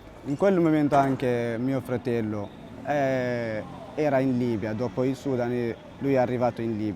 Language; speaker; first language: Italian; non-native, learner; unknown